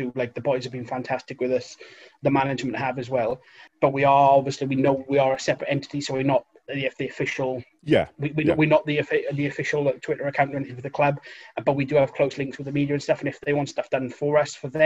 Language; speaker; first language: English; native; English